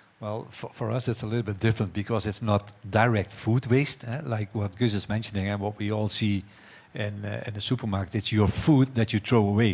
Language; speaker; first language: English; non-native, fluent; Dutch